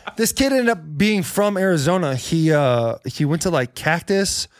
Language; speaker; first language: English; native; English